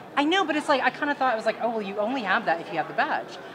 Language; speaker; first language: English; native; English